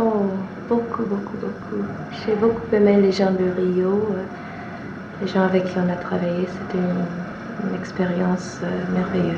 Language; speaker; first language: French; non-native, fluent; English